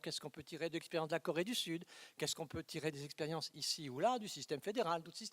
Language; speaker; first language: French; native; French